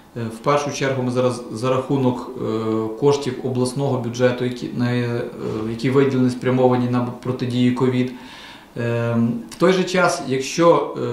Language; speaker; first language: Ukrainian; native; Ukrainian